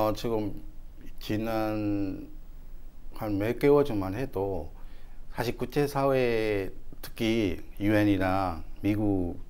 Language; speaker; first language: Korean; non-native, fluent; Burmese